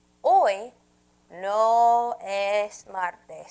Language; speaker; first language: Spanish; non-native, fluent; English